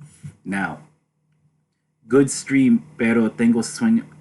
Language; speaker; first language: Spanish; non-native, learner; English